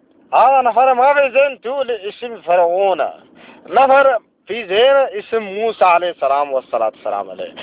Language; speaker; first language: Arabic; non-native, learner; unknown